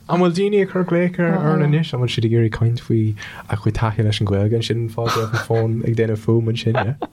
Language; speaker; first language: Irish; non-native, local second language; English